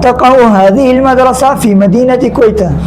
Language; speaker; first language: Arabic; non-native, learner; Urdu